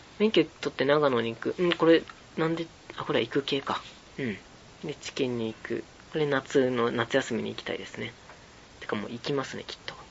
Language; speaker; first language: Japanese; native; Japanese